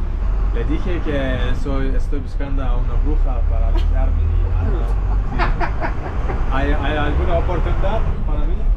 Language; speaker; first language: Spanish; non-native, learner; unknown